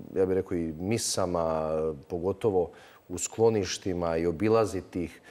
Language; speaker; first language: Croatian; native; Croatian